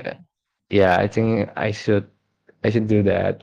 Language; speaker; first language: English; non-native, fluent; Indonesian